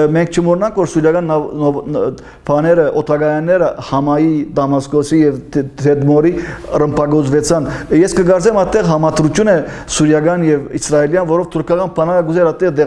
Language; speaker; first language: Armenian; early bilingual, heritage; Armenian